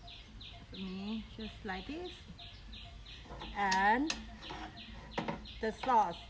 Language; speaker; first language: English; non-native, learner; Thai